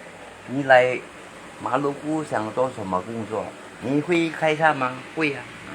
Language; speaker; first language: Chinese; non-native, learner; Hakka Chinese